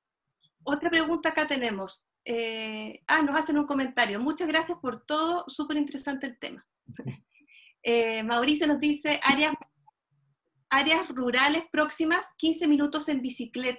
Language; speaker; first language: Spanish; native; Spanish